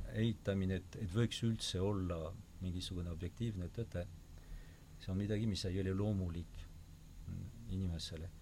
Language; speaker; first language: Estonian; non-native, fluent; French